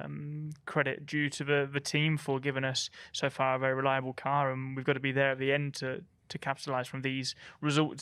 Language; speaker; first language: English; native; English